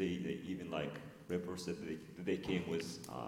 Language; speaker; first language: English; non-native, fluent; Arabic